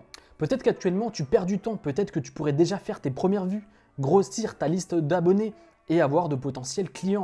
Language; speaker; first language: French; native; French